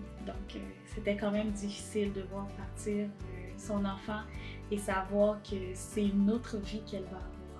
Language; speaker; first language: French; non-native, local second language; Haitian Creole